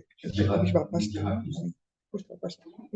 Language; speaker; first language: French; non-native, fluent; Spanish